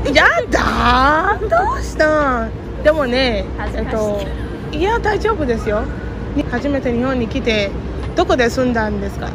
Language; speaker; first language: Japanese; non-native, learner; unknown